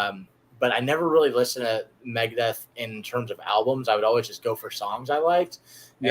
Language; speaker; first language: English; native; English